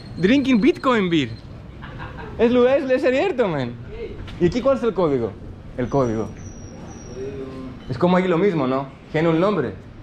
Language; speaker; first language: Spanish; non-native, fluent; Greek